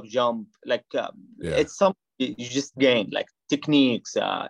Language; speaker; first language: English; non-native, fluent; Arabic